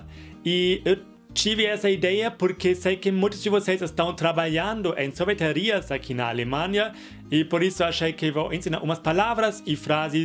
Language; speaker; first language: Portuguese; non-native, fluent; German